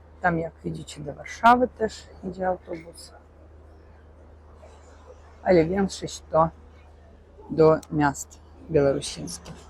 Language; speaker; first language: Polish; non-native, fluent; Russian